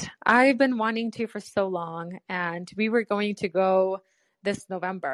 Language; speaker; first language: English; non-native, fluent; Ukrainian